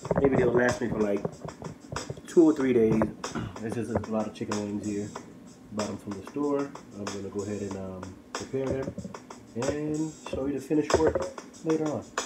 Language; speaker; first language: English; native; English